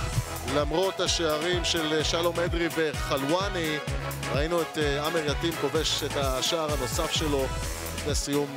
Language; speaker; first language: Hebrew; native; Hebrew